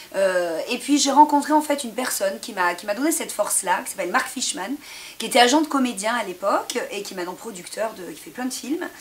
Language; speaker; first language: French; native; French